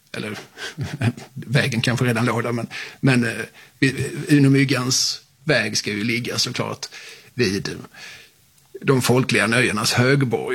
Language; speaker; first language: Swedish; native; Swedish